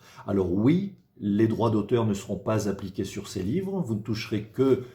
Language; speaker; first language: French; native; French